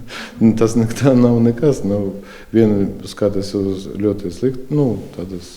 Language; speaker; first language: Latvian; non-native, local second language; Russian